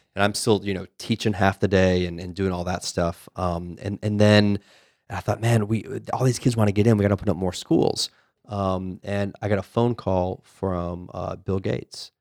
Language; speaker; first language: English; native; English